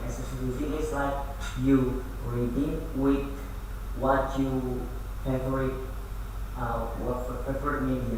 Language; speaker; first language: English; non-native, learner; Indonesian